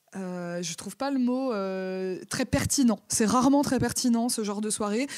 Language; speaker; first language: French; native; French